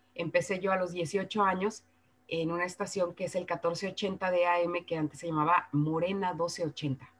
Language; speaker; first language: Spanish; native; Spanish